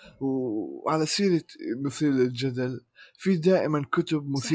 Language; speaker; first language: Arabic; native; Arabic